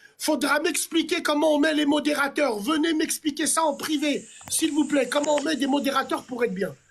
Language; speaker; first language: French; native; French